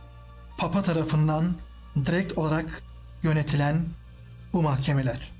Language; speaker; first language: Turkish; native; Turkish